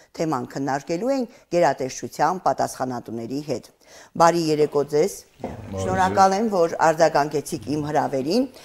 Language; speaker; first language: Armenian; native; Armenian